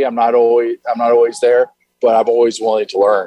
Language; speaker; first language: English; native; English